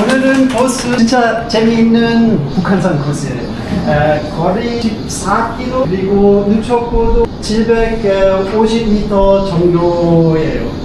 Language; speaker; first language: Korean; non-native, fluent; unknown